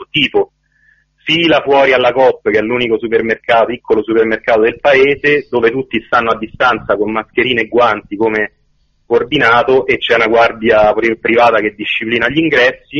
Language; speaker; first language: Italian; native; Italian